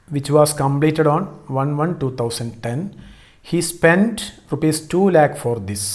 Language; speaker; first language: English; non-native, local second language; Malayalam